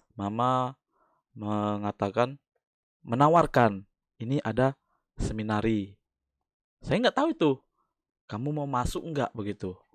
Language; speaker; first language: Indonesian; native; Indonesian